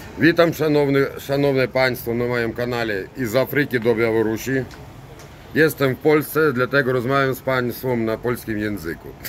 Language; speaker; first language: Polish; non-native, learner; Russian